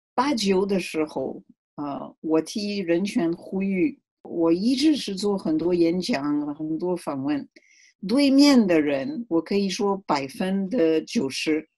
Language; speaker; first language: Chinese; non-native, fluent; French